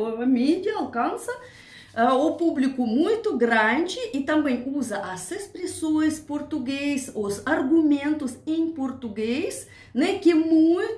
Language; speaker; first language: Portuguese; non-native, learner; Russian